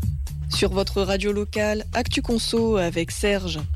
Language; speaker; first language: French; native; French